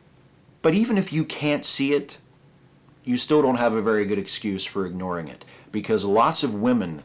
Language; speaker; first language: English; native; English